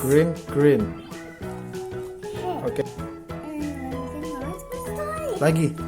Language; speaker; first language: English; non-native, learner; Indonesian